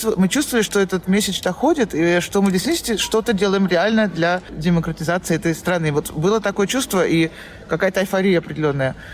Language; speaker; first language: Russian; native; Russian